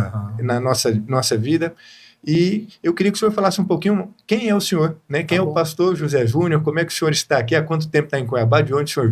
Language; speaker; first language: Portuguese; native; Portuguese